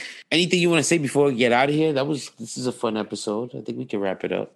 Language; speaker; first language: English; early bilingual, other home language; Spanish